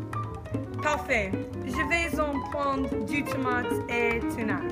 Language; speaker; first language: French; non-native, learner; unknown